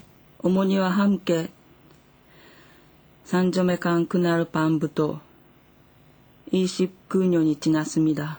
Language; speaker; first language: Korean; non-native, fluent; Japanese